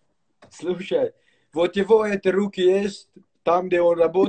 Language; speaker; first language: Russian; native; Russian